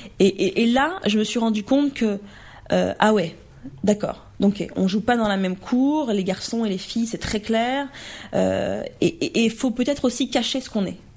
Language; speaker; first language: French; native; French